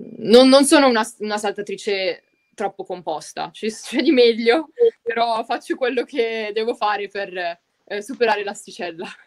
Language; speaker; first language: Italian; native; Italian